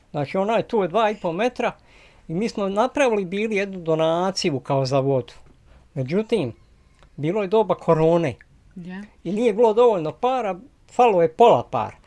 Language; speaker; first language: Croatian; native; Croatian